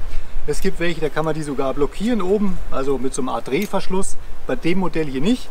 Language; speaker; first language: German; native; German